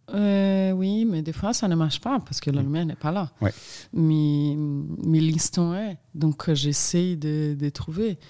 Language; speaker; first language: French; non-native, fluent; Portuguese